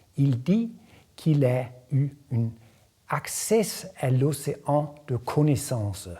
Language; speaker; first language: French; non-native, fluent; Danish